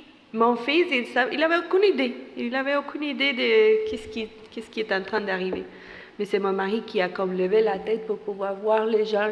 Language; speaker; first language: French; non-native, fluent; Spanish